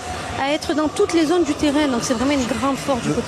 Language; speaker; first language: French; native; French